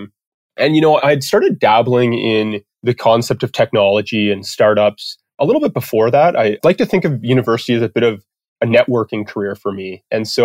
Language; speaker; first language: English; native; English